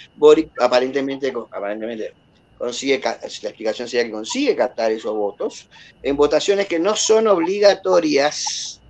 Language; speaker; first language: Spanish; native; Spanish